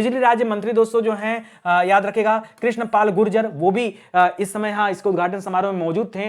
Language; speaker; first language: Hindi; native; Hindi